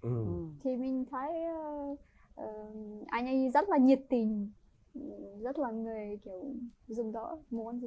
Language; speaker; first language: Vietnamese; non-native, fluent; Ukrainian